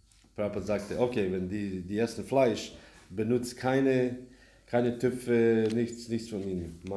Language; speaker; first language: German; non-native, learner; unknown